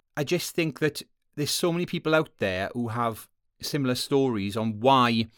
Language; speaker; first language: English; native; English